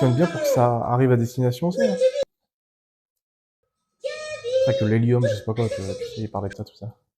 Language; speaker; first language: French; native; French